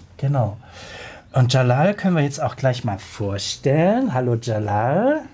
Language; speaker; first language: German; native; German